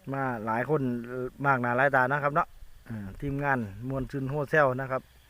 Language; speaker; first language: Thai; native; Thai